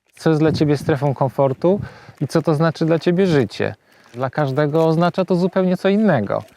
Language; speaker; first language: Polish; native; Polish